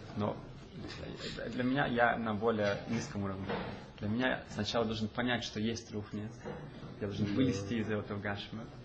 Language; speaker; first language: Russian; early bilingual, heritage; Russian